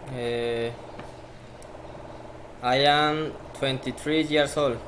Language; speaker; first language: English; non-native, learner; Spanish